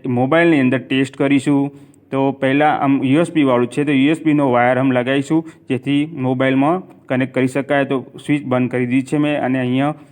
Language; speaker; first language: Gujarati; non-native, local second language; Hindi